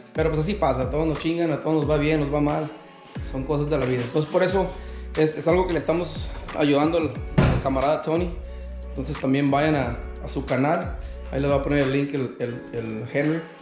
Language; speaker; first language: Spanish; native; Spanish